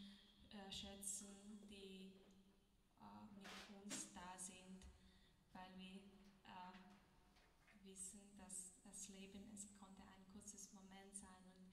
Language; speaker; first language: German; non-native, learner; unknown